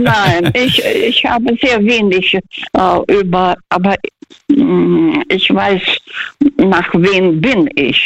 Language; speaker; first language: German; non-native, learner; Russian